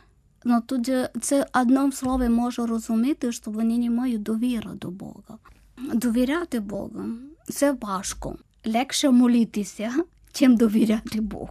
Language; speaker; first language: Ukrainian; non-native, learner; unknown